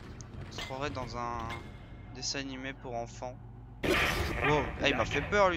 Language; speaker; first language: French; native; French